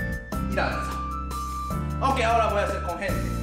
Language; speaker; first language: Spanish; non-native, learner; Japanese